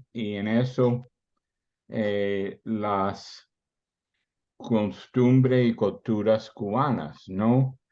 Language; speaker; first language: Spanish; early bilingual, heritage; Spanish